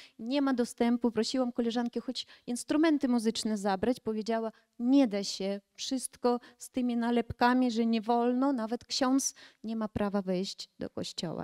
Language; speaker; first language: Polish; early bilingual, heritage; Polish